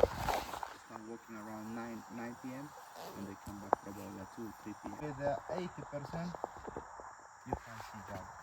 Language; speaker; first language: English; non-native, local second language; Spanish